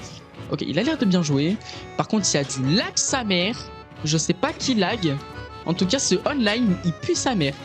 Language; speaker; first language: French; native; French